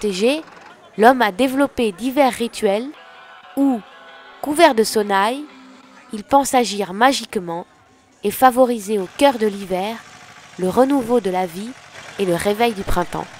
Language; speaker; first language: French; native; French